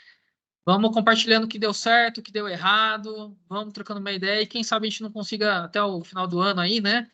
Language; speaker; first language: Portuguese; native; Portuguese